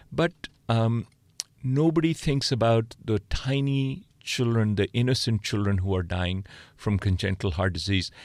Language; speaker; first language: English; non-native, local second language; Punjabi